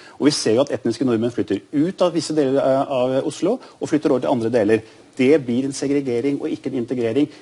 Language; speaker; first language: Norwegian; native; Norwegian